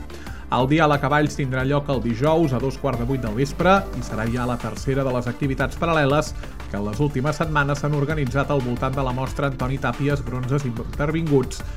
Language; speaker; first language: Catalan; native; Catalan